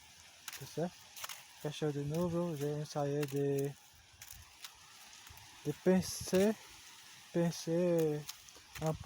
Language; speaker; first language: French; non-native, learner; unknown